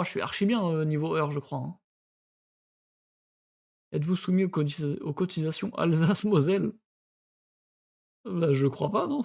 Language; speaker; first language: French; native; French